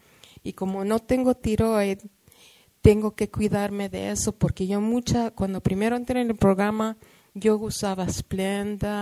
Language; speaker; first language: Spanish; early bilingual, heritage; Spanish